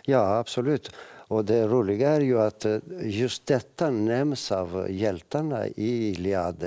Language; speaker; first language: Swedish; non-native, fluent; Greek